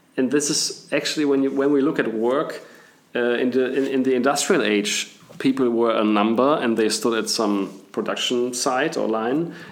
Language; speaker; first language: English; non-native, fluent; German